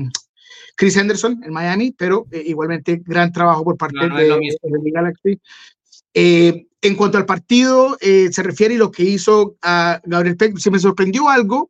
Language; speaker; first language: Spanish; native; Spanish